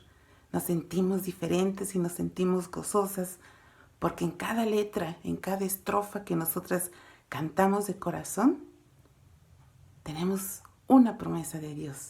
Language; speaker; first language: Spanish; native; Spanish